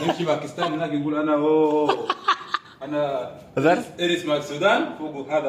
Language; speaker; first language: Arabic; non-native, learner; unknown